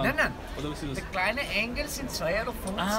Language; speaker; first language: German; non-native, learner; Italian